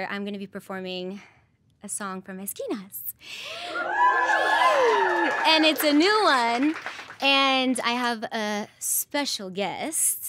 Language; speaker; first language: English; native; English